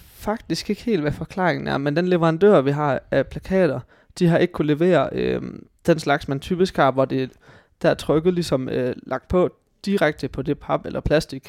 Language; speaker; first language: Danish; native; Danish